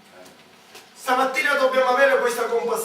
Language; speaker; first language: Italian; native; Italian